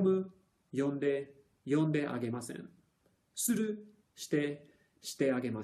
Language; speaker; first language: Japanese; non-native, fluent; English